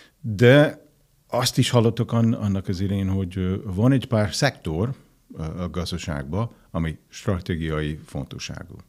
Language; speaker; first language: Hungarian; non-native, fluent; English